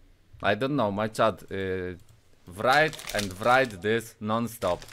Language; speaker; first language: English; non-native, learner; Polish